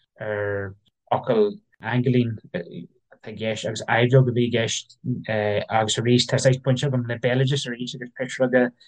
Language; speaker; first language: Irish; non-native, local second language; English